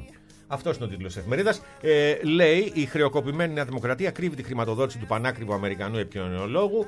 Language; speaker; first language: Greek; native; Greek